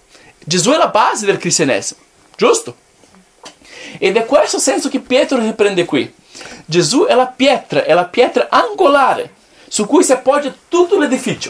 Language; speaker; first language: Italian; non-native, fluent; Portuguese